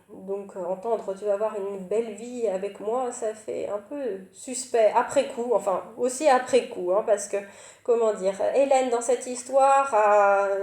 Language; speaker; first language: French; native; French